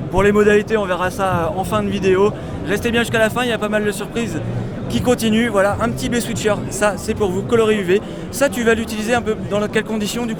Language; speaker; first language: French; native; French